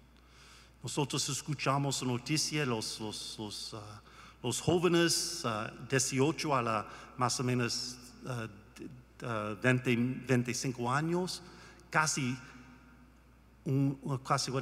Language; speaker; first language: Spanish; non-native, learner; English